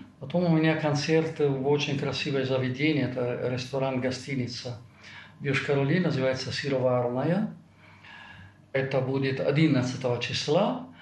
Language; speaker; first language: Russian; non-native, fluent; Italian